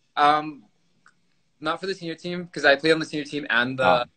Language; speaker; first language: English; native; English